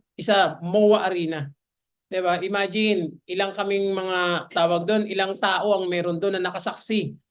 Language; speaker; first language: Filipino; native; Filipino